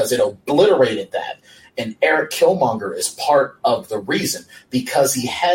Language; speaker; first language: English; native; English